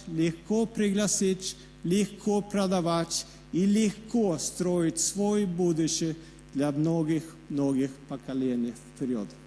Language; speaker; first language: Russian; non-native, fluent; Swedish